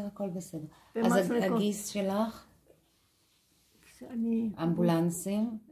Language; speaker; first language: Hebrew; native; Hebrew